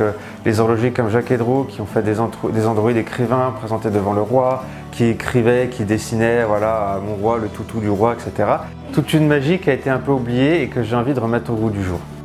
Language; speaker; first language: French; native; French